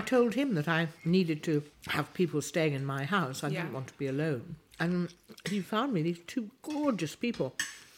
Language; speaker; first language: English; native; English